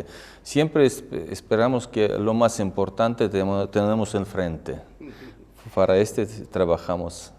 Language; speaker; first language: Spanish; non-native, fluent; Russian